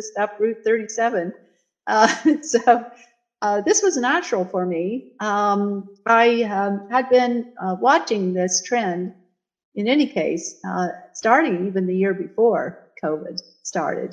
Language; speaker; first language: English; native; English